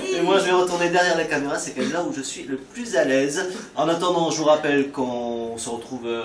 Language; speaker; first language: French; native; French